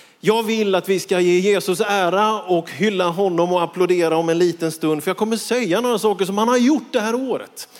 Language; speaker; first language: Swedish; native; Swedish